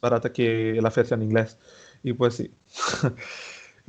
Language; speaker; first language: Spanish; non-native, fluent; Indonesian